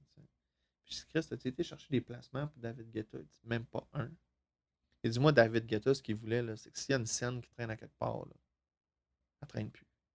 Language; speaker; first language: French; native; French